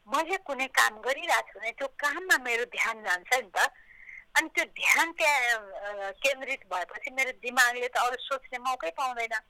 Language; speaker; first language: Nepali; native; Nepali